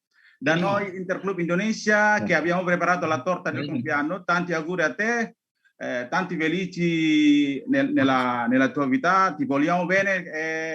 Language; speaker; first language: Italian; non-native, learner; Indonesian